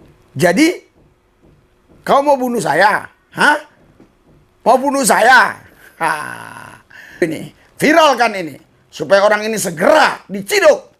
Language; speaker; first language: Indonesian; native; Indonesian